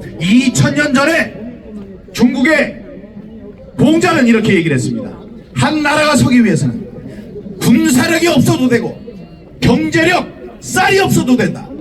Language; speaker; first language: Korean; native; Korean